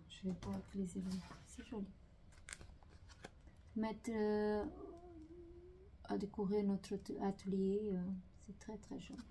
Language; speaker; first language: French; non-native, fluent; Portuguese